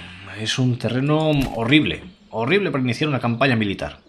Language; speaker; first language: Spanish; native; Spanish